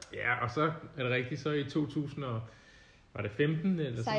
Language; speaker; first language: Danish; native; Danish